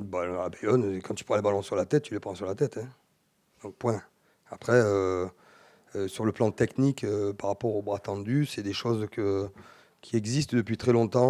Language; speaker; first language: French; native; French